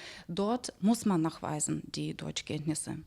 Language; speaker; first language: German; non-native, fluent; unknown